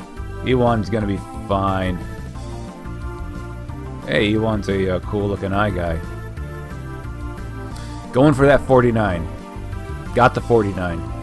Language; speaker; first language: English; native; English